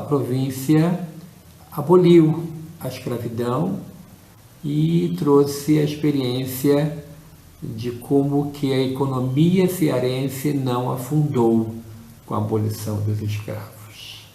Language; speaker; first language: Portuguese; native; Portuguese